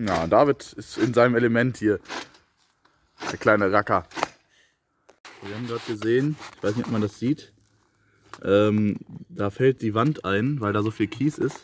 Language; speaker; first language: German; native; German